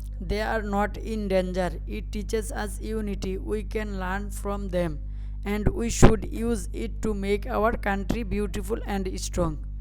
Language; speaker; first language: English; non-native, local second language; Bangla